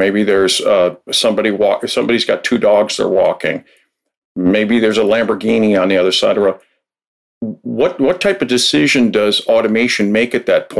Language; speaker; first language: English; native; English